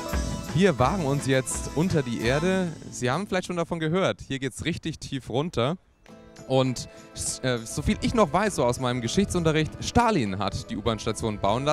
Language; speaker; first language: German; native; German